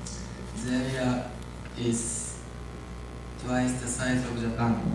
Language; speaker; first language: English; non-native, learner; Japanese